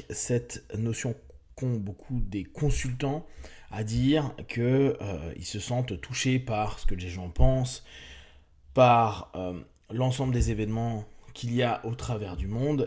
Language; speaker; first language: French; native; French